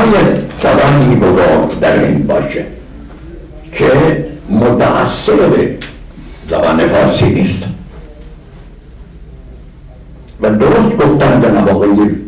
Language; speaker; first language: Persian; non-native, fluent; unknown